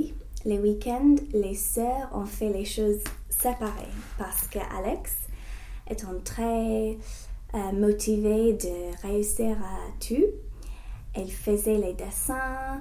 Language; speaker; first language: French; non-native, learner; English